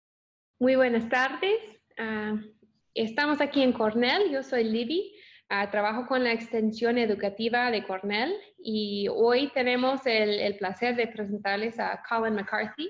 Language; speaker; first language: Spanish; non-native, fluent; English